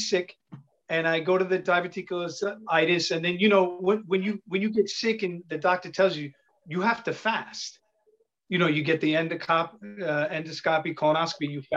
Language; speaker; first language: English; native; English